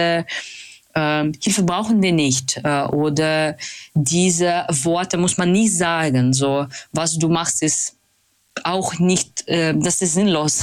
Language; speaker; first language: German; non-native, fluent; Russian